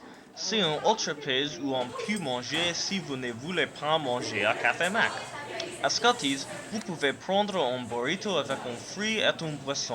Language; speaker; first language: French; non-native, learner; English